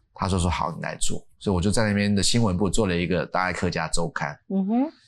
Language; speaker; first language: Chinese; native; Chinese